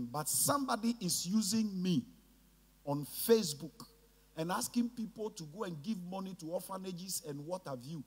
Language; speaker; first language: English; non-native, local second language; Ga